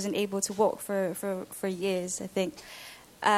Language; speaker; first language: English; non-native, local second language; Filipino